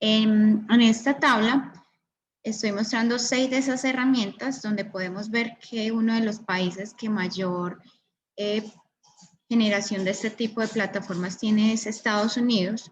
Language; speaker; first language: Spanish; native; Spanish